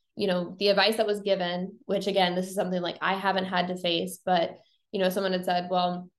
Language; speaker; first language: English; native; English